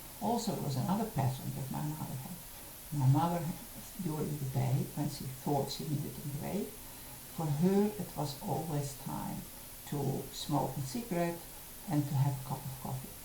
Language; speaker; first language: English; non-native, fluent; Dutch